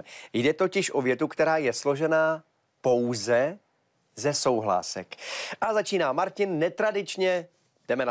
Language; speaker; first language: Czech; native; Czech